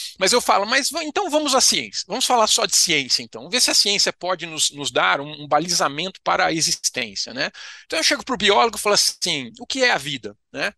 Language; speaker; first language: Portuguese; native; Portuguese